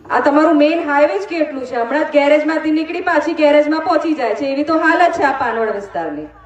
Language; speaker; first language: Gujarati; non-native, local second language; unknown